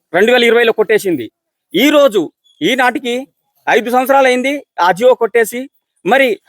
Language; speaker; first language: Telugu; non-native, local second language; Lambadi